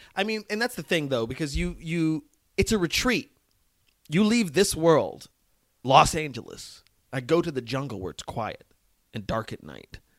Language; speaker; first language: English; native; English